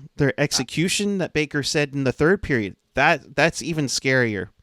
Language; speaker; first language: English; native; English